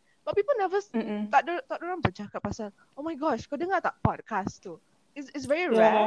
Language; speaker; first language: English; non-native, local second language; Malay